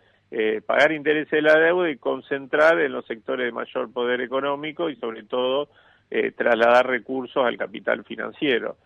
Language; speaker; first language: Spanish; native; Spanish